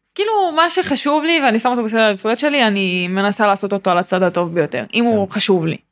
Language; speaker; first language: Hebrew; native; Hebrew